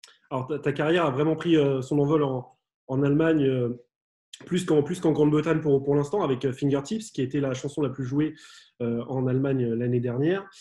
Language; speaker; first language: French; native; French